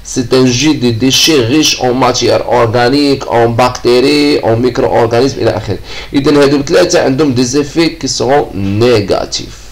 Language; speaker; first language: French; non-native, local second language; Arabic